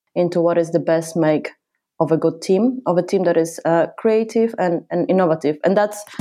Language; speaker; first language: English; non-native, fluent; Polish